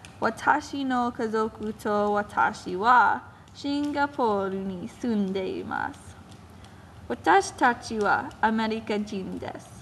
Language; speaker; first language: Japanese; non-native, learner; English